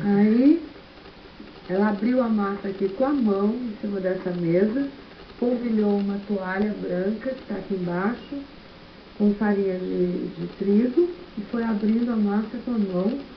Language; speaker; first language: Portuguese; native; Portuguese